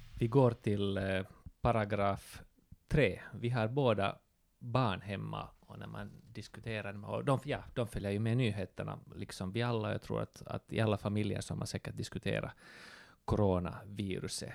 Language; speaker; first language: Swedish; native; Swedish